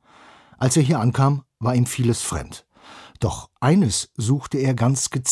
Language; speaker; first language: German; native; German